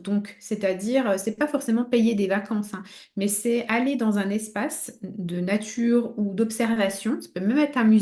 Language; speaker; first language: French; native; French